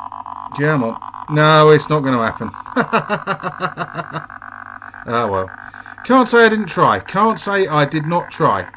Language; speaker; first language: English; native; English